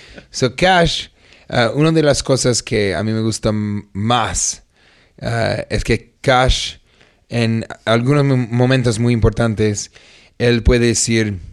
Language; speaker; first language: Spanish; non-native, learner; English